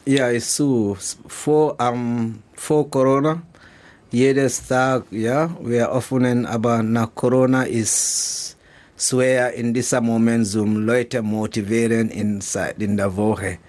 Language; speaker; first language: German; non-native, learner; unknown